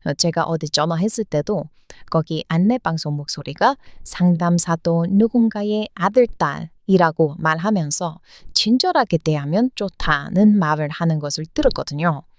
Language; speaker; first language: Korean; non-native, fluent; English